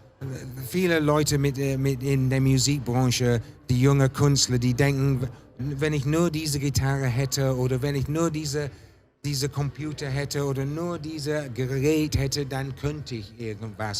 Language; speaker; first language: German; non-native, fluent; English